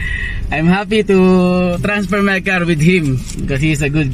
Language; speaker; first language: English; non-native, local second language; Filipino